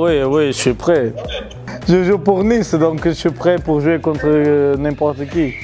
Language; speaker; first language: French; non-native, fluent; Portuguese